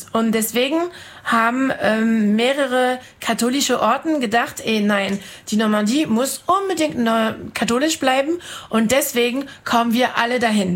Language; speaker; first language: German; non-native, fluent; French